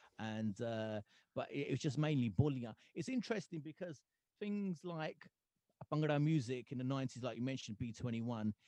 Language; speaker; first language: English; early bilingual, other home language; Punjabi